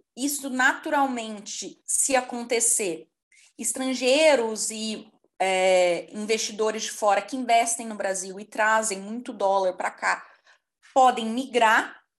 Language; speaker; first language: Portuguese; native; Portuguese